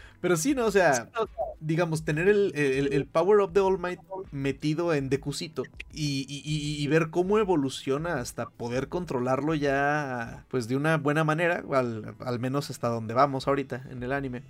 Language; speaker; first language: Spanish; native; Spanish